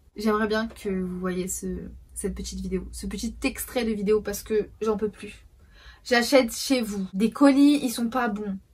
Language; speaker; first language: French; early bilingual, other home language; Portuguese